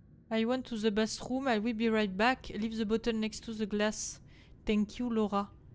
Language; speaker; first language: English; non-native, learner; French